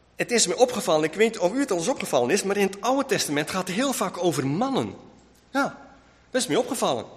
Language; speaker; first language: Dutch; non-native, local second language; Western Frisian